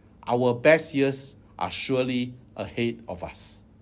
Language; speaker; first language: English; non-native, local second language; Chinese